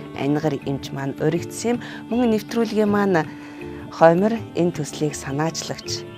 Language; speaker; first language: Mongolian; native; Mongolian